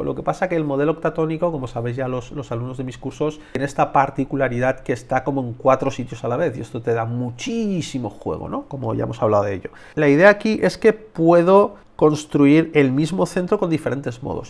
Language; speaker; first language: Spanish; native; Spanish